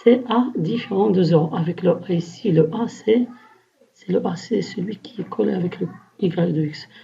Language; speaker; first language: French; non-native, local second language; Arabic